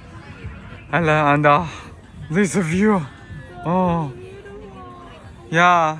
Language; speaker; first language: English; non-native, learner; Chinese